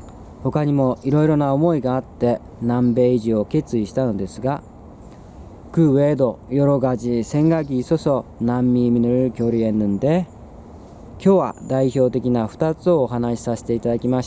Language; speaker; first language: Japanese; non-native, fluent; Korean